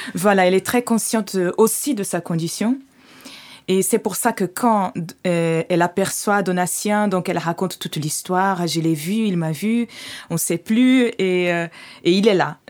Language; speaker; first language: French; non-native, fluent; Portuguese